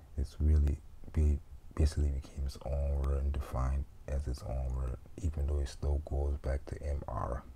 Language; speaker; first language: English; native; English